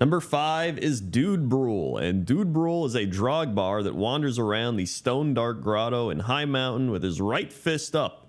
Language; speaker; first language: English; native; English